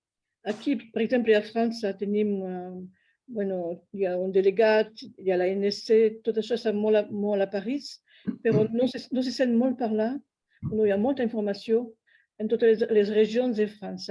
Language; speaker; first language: Catalan; non-native, fluent; French